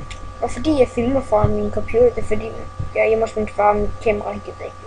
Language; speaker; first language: Danish; early bilingual, other home language; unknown